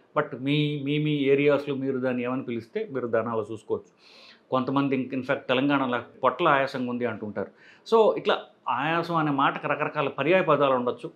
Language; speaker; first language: Telugu; native; Telugu